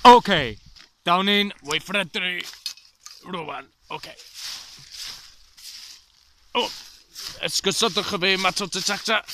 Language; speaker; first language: Welsh; non-native, learner; English